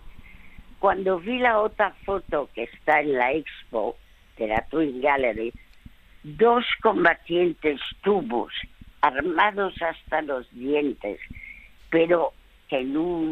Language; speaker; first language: Spanish; early bilingual, other home language; French